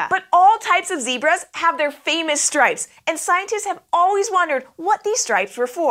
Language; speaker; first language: English; native; English